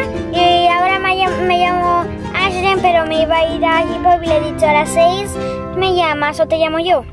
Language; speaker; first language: Spanish; early bilingual, other home language; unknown